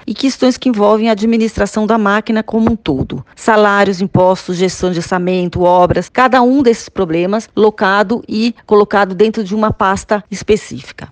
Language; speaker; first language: Portuguese; native; Portuguese